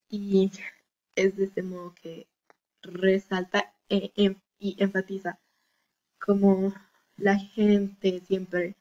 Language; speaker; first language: Spanish; native; Spanish